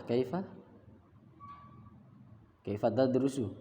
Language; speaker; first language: Arabic; non-native, fluent; Indonesian